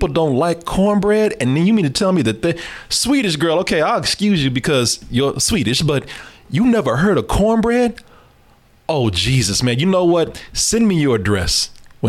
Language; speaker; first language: English; native; English